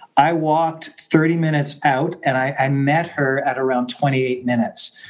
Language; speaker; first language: English; native; English